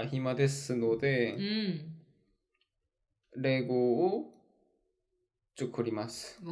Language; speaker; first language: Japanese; non-native, learner; Korean